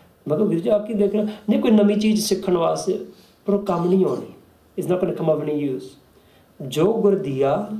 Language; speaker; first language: Punjabi; early bilingual, heritage; Punjabi